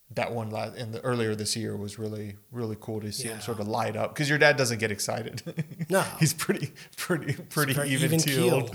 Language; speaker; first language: English; native; English